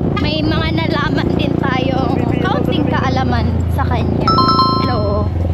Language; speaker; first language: Filipino; non-native, local second language; Bikol